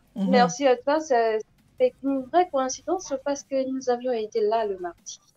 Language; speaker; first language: French; non-native, local second language; Lingala